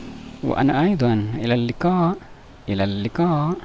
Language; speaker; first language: Arabic; non-native, learner; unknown